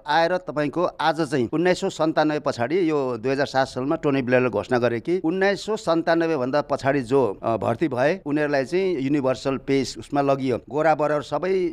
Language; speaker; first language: Nepali; non-native, local second language; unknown